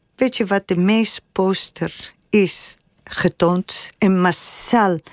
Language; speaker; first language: Dutch; non-native, fluent; Spanish